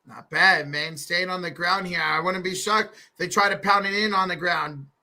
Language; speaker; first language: English; native; English